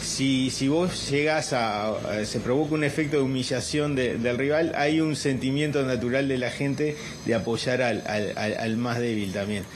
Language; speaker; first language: Spanish; native; Spanish